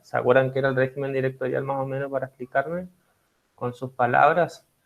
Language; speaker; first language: Spanish; native; Spanish